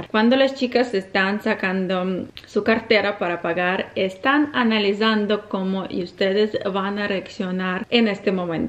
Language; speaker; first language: Spanish; non-native, fluent; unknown